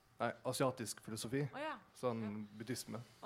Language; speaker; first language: Norwegian; non-native, learner; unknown